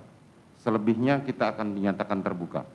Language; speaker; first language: Indonesian; native; Indonesian